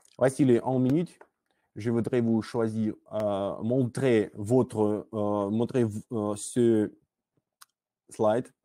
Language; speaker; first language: French; non-native, learner; Russian